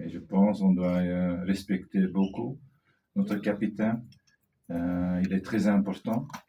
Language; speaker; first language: French; non-native, fluent; Dutch